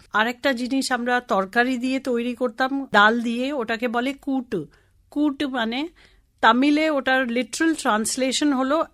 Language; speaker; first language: Bangla; non-native, local second language; Tamil